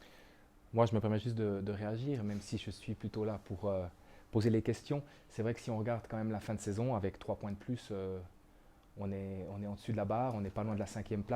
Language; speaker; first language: French; native; French